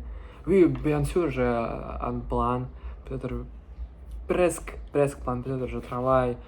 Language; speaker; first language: French; non-native, learner; Russian